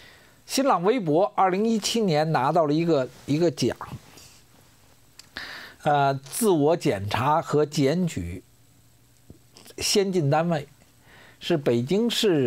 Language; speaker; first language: Chinese; native; Chinese